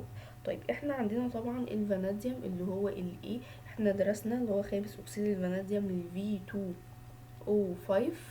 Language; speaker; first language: Arabic; native; Arabic